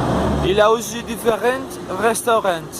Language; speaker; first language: French; non-native, learner; Spanish